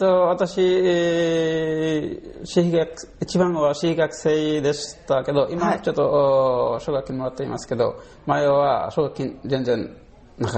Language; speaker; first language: Japanese; non-native, learner; Bangla